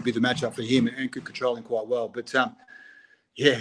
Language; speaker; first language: English; native; English